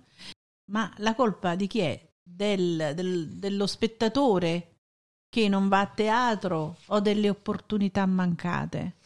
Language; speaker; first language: Italian; native; Italian